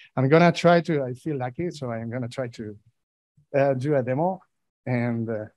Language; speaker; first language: English; non-native, fluent; Spanish